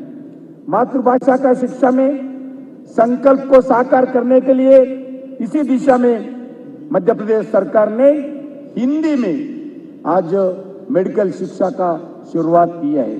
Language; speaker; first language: Hindi; non-native, local second language; Telugu